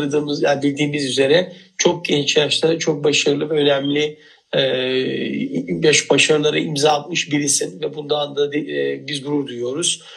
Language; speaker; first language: Turkish; native; Turkish